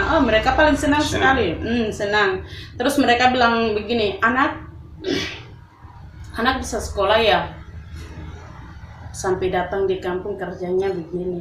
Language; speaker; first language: Indonesian; non-native, local second language; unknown